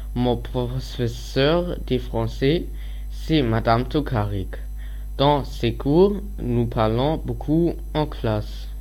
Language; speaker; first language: French; non-native, learner; German